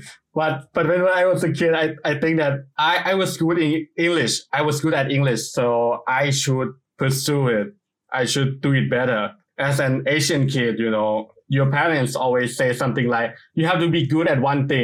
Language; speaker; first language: English; non-native, fluent; Thai